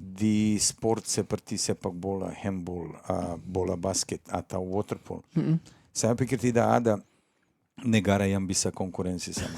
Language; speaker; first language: Indonesian; non-native, fluent; Serbian